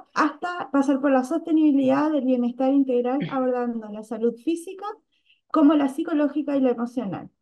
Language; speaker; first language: Spanish; native; Spanish